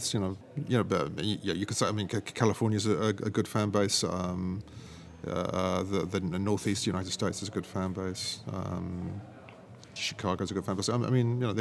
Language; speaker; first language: English; native; English